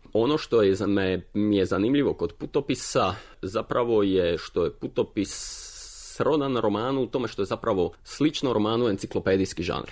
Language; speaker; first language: Croatian; native; Croatian